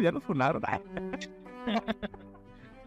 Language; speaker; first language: Spanish; native; Spanish